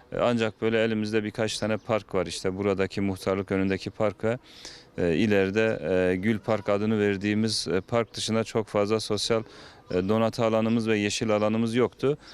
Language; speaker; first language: Turkish; native; Turkish